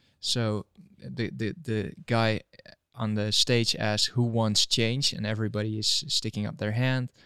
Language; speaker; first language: English; non-native, fluent; Dutch